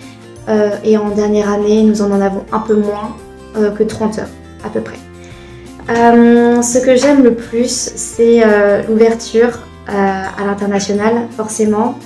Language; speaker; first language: French; native; French